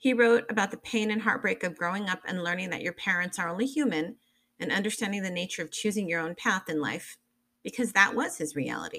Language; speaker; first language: English; native; English